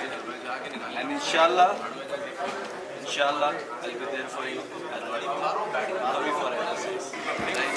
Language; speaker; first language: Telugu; non-native, learner; Hindi